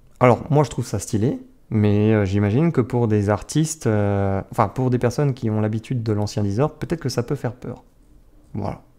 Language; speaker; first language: French; native; French